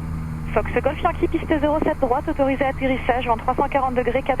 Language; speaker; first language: French; native; French